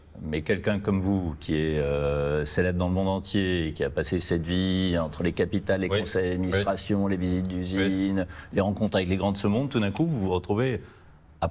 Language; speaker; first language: French; native; French